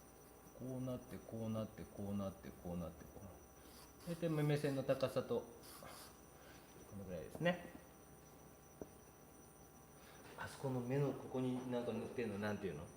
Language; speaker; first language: Japanese; native; Japanese